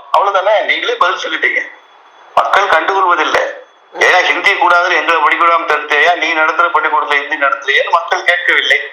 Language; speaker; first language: Tamil; native; Tamil